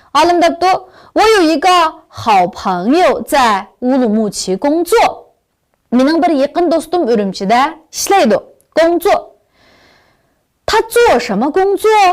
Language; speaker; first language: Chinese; non-native, local second language; Uyghur